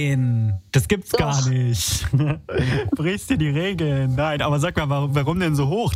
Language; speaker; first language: German; native; German